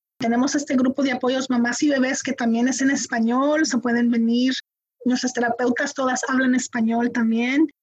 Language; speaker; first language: Spanish; early bilingual, heritage; Spanish